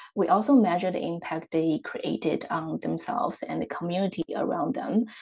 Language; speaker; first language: English; non-native, fluent; Chinese